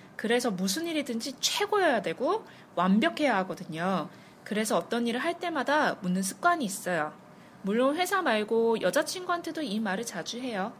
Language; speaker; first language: Korean; native; Korean